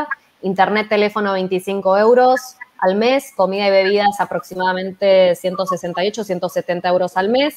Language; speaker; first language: Spanish; native; Spanish